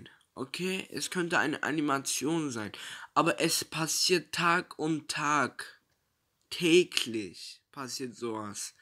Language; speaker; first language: German; early bilingual, other home language; Turkish